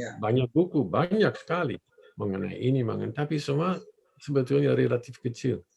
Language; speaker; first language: Indonesian; non-native, fluent; Dutch